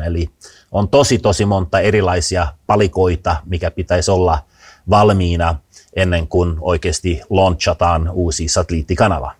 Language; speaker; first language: Finnish; early bilingual, heritage; Finnish